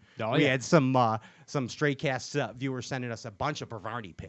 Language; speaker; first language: English; native; English